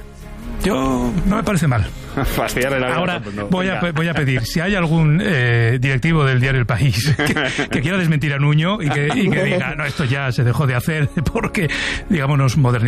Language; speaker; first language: Spanish; native; Spanish